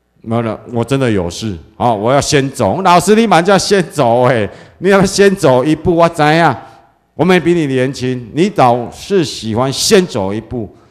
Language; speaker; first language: Chinese; native; Chinese